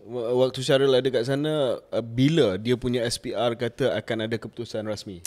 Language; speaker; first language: Malay; native; Malay